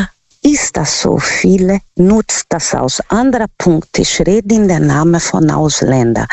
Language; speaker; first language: German; non-native, learner; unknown